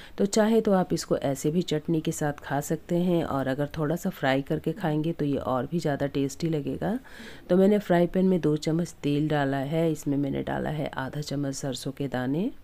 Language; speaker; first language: Hindi; native; Hindi